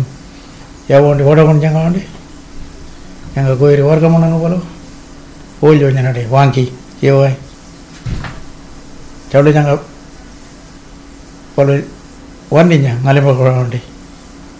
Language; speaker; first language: English; non-native, local second language; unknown